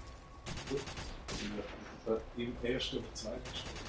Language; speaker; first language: German; native; German